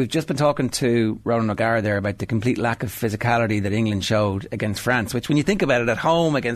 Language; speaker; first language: English; native; English